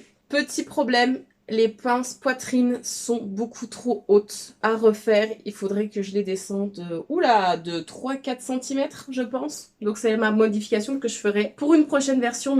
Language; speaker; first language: French; native; French